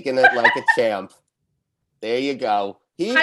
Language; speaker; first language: English; native; English